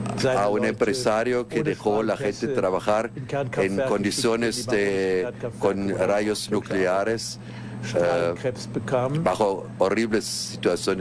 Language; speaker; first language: Spanish; non-native, fluent; German